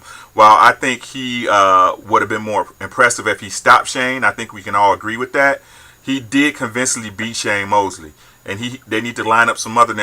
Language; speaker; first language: English; native; English